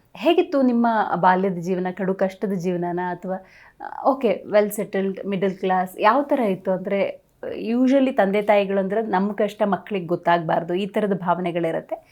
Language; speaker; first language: Kannada; native; Kannada